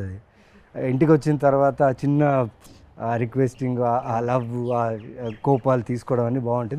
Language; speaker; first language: Telugu; native; Telugu